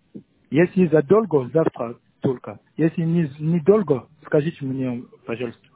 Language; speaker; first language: Russian; non-native, fluent; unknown